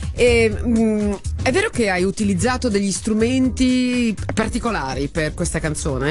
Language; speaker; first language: Italian; native; Italian